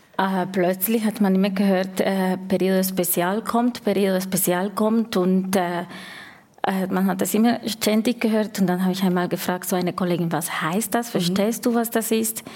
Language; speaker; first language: German; non-native, fluent; Spanish